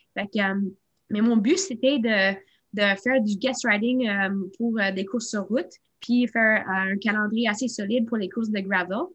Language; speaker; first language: French; non-native, local second language; English